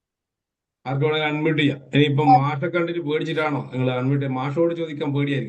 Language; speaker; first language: Malayalam; native; Malayalam